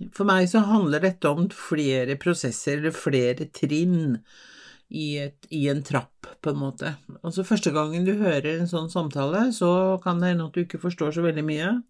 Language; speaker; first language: Norwegian; non-native, fluent; Spanish